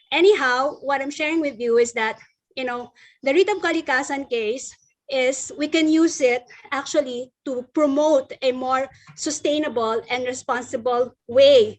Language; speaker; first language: English; non-native, local second language; Filipino